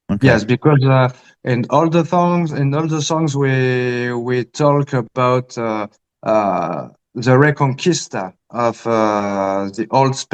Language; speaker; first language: English; early bilingual, heritage; Spanish